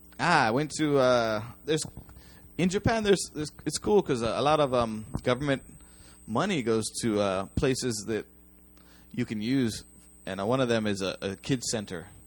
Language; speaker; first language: English; native; English